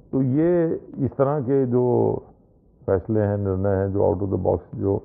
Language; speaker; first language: Hindi; native; Hindi